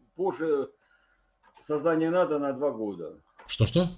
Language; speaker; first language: Russian; native; Russian